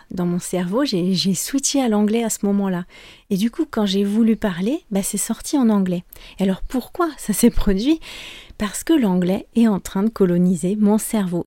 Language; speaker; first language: French; native; French